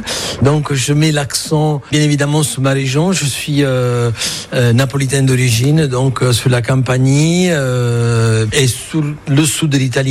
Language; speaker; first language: French; non-native, fluent; Italian